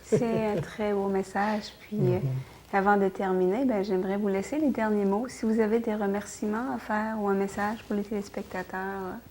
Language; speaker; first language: French; native; French